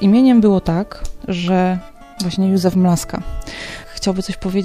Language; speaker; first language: Polish; native; Polish